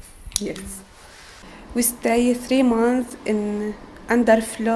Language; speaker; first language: English; non-native, learner; Arabic